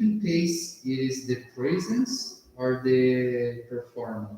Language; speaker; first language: English; non-native, learner; Portuguese